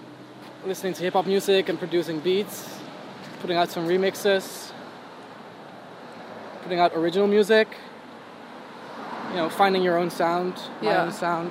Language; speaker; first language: English; non-native, fluent; Dutch